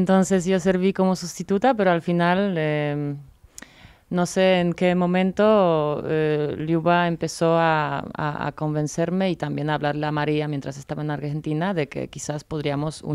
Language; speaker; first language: Spanish; non-native, fluent; Polish